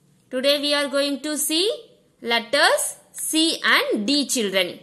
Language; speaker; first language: English; non-native, local second language; Tamil